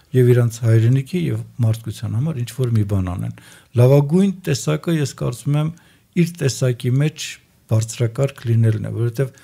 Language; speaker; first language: Armenian; native; Armenian